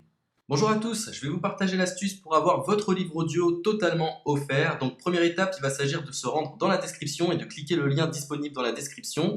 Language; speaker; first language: French; native; French